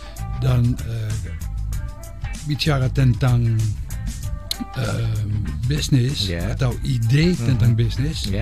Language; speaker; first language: Indonesian; non-native, fluent; Dutch